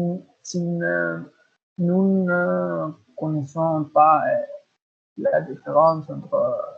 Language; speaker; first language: French; non-native, learner; Spanish